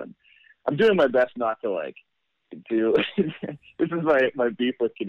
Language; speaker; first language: English; native; English